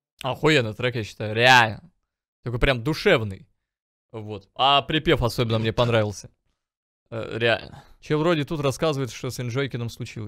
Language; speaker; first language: Russian; native; Russian